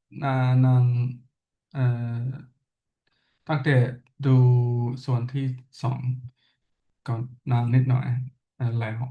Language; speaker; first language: Thai; non-native, learner; English